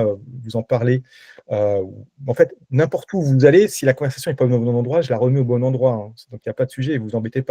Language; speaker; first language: French; native; French